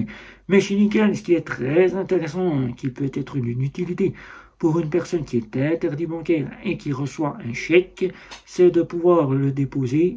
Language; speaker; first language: French; native; French